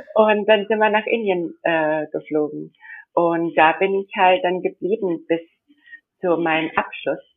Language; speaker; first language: German; early bilingual, heritage; German